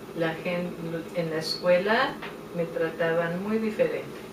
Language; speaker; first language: Spanish; native; Spanish